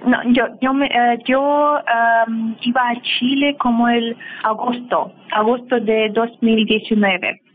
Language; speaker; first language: Spanish; non-native, learner; Russian